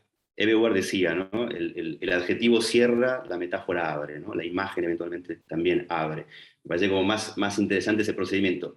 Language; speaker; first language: Spanish; native; Spanish